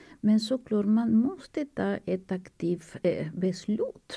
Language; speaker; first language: Swedish; non-native, fluent; Spanish